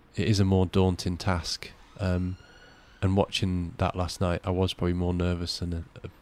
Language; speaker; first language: English; native; English